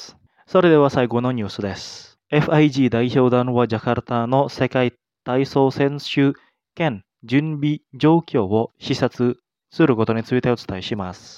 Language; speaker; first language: Japanese; non-native, fluent; Indonesian